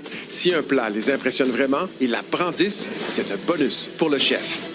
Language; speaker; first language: French; native; French